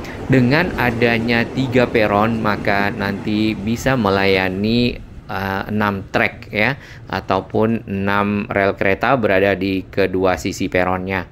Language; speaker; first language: Indonesian; native; Indonesian